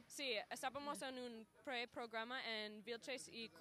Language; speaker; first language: Spanish; non-native, learner; English